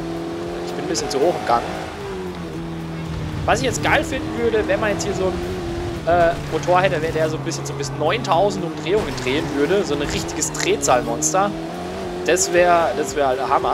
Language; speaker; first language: German; native; German